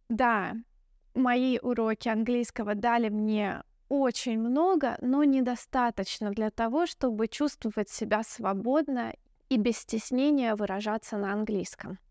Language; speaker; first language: Russian; native; Russian